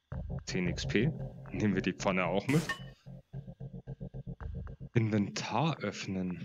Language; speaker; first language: German; native; German